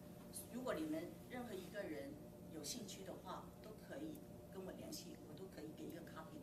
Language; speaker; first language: Chinese; native; Chinese